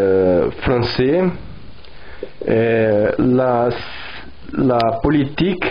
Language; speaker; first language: French; non-native, learner; Portuguese